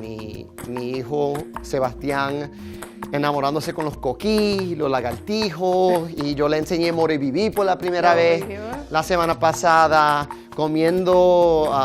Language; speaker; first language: Spanish; early bilingual, heritage; Spanish